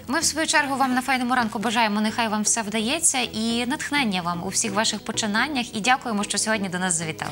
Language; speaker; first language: Ukrainian; native; Ukrainian